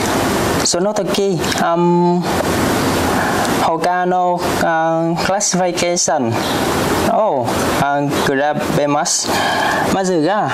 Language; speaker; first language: Japanese; non-native, learner; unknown